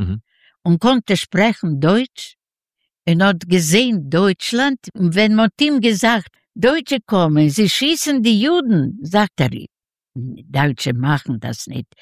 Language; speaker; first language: German; non-native, learner; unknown